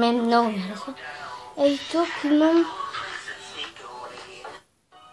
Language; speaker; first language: Bulgarian; early bilingual, heritage; Bulgarian